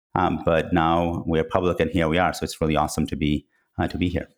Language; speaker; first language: English; non-native, fluent; Georgian